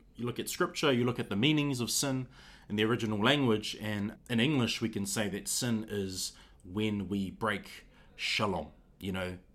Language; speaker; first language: English; native; English